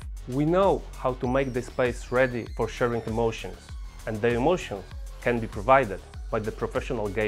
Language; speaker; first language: English; non-native, fluent; Polish